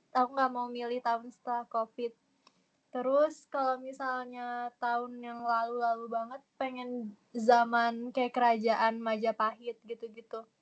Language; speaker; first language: Indonesian; native; Indonesian